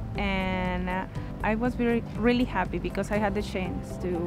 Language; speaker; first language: English; non-native, fluent; Spanish